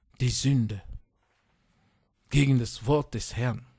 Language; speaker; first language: German; non-native, fluent; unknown